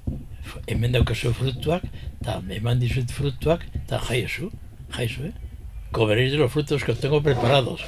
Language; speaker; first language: Basque; early bilingual, heritage; Basque